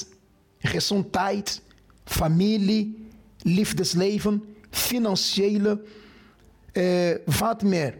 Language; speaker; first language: Dutch; non-native, fluent; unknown